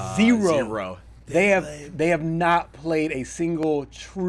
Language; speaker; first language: English; native; English